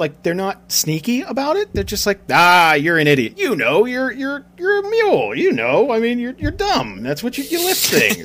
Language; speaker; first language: English; native; English